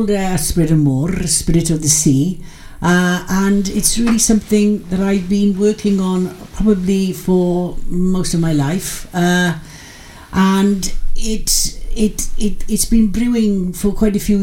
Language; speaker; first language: English; native; English